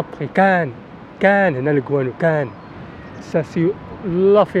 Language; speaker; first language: French; non-native, learner; Arabic